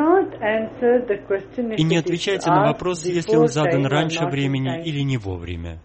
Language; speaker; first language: Russian; native; Russian